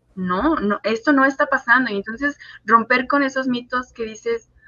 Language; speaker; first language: Spanish; native; Spanish